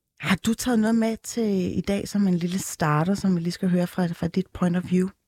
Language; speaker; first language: Danish; early bilingual, other home language; Turkish